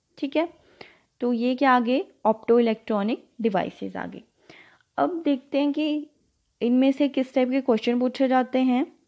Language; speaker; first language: Hindi; native; Hindi